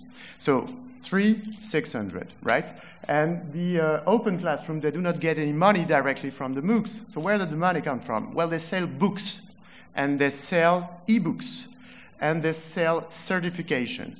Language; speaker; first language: English; non-native, fluent; French